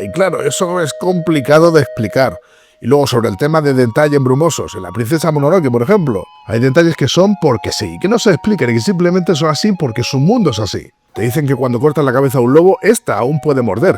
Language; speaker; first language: Spanish; native; Spanish